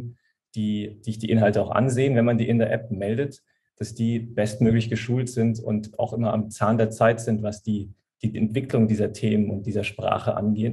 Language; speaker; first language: German; native; German